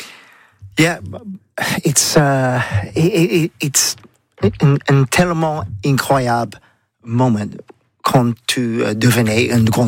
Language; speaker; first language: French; non-native, learner; English